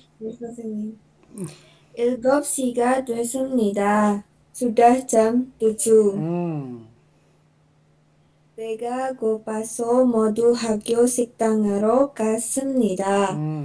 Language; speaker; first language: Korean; non-native, learner; Indonesian